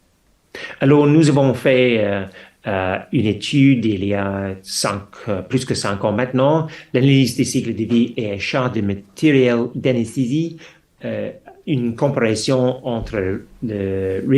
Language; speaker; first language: French; non-native, fluent; English